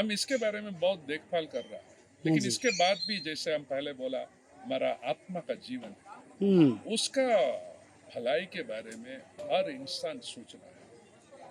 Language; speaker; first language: Hindi; non-native, local second language; Malayalam